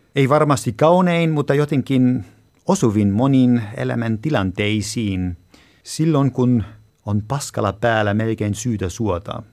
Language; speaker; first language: Finnish; non-native, fluent; German